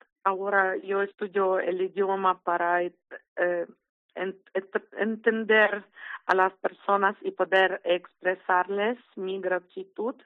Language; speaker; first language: Spanish; non-native, learner; Ukrainian